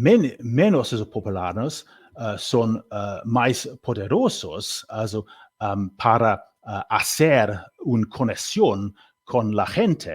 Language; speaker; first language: Spanish; non-native, learner; English